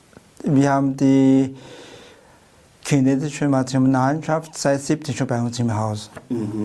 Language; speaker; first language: German; non-native, fluent; Chinese